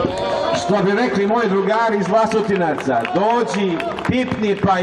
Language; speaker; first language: Bosnian; native; Bosnian